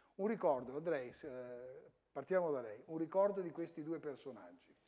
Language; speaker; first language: Italian; native; Italian